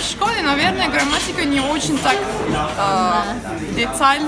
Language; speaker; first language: Russian; non-native, learner; Turkish